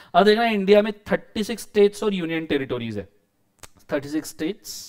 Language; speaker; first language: Hindi; non-native, local second language; Marathi